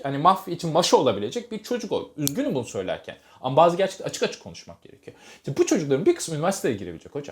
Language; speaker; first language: Turkish; native; Turkish